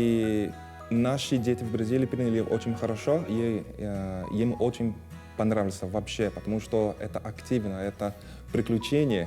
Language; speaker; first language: Russian; non-native, fluent; Portuguese